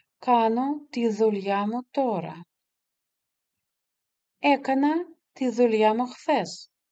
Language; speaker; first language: Greek; non-native, fluent; Russian